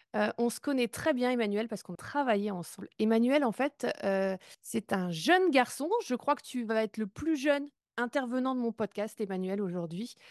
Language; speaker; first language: French; native; French